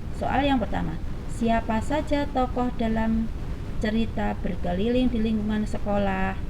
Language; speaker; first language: Indonesian; native; Indonesian